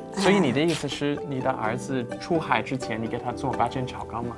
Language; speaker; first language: Chinese; non-native, fluent; English